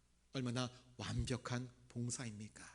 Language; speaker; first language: Korean; native; Korean